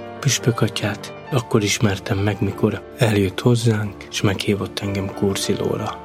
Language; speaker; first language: Hungarian; non-native, local second language; Romany